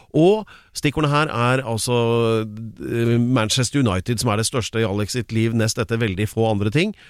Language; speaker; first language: Norwegian; native; Norwegian